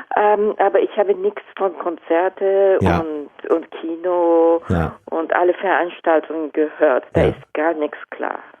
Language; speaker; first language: German; non-native, fluent; Japanese